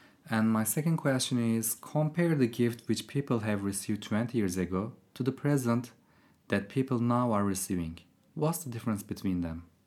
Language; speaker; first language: English; non-native, fluent; Turkish